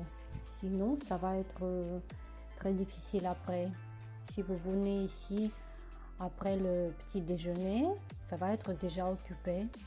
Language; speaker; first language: French; non-native, learner; Russian